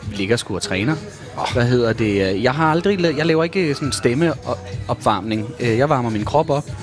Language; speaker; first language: Danish; native; Danish